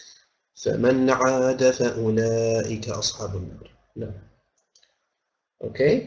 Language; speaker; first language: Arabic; non-native, fluent; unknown